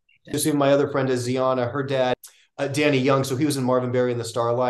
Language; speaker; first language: English; native; English